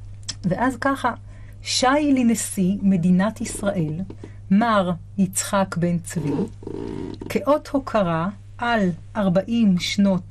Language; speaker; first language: Hebrew; native; Hebrew